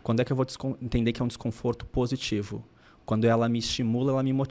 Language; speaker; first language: Portuguese; native; Portuguese